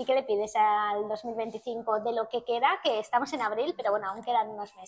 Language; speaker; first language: Spanish; native; Spanish